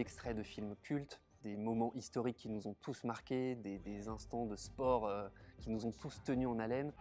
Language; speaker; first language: French; native; French